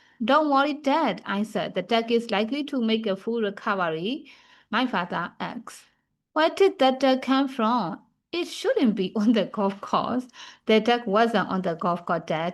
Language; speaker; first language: English; non-native, fluent; Burmese